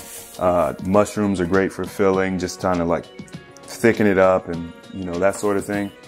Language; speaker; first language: English; native; English